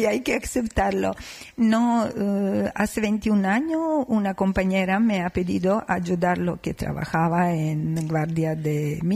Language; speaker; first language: Spanish; non-native, learner; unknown